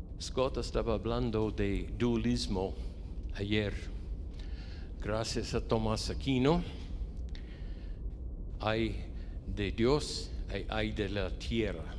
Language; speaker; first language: Spanish; non-native, fluent; English